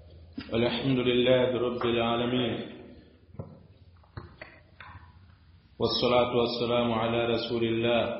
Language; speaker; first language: Arabic; non-native, fluent; Swahili